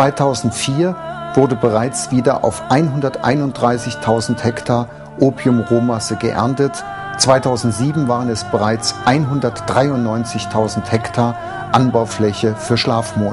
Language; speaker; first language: German; native; German